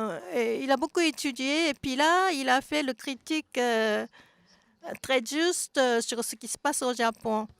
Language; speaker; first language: French; non-native, fluent; Japanese